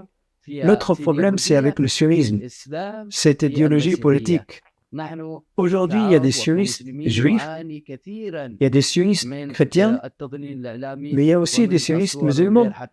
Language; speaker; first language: French; non-native, fluent; Arabic